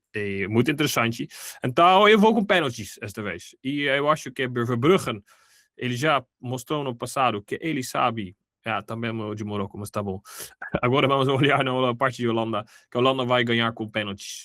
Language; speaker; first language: Portuguese; non-native, fluent; Dutch